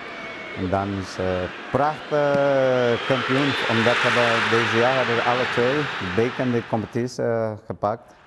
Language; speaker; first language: Dutch; non-native, learner; Portuguese